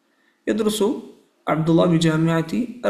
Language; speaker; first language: Arabic; non-native, fluent; Malayalam